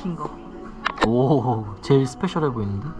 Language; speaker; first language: Korean; native; Korean